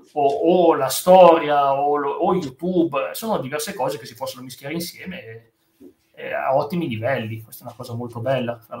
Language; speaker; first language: Italian; native; Italian